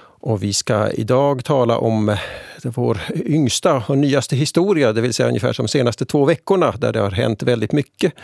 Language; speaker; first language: Swedish; native; Swedish